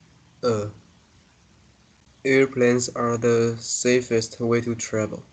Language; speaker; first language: English; non-native, learner; Chinese